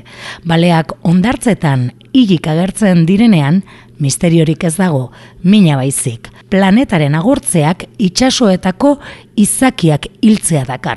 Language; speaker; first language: Basque; native; Basque